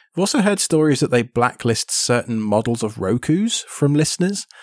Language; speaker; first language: English; native; English